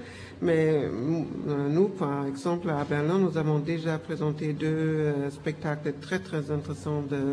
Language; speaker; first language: French; non-native, fluent; German